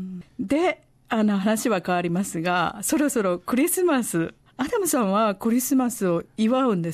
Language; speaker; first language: Japanese; native; Japanese